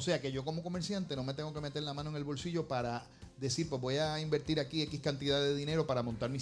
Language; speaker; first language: Spanish; native; Spanish